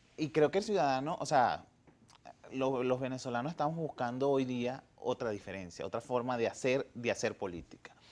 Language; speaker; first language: Spanish; native; Spanish